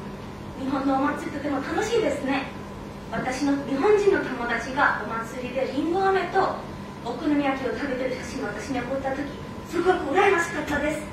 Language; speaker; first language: Japanese; non-native, fluent; Bangla